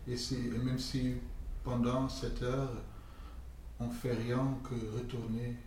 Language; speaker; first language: French; non-native, fluent; English